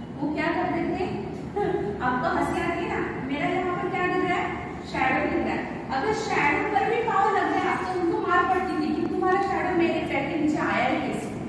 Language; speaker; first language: Hindi; non-native, local second language; Marathi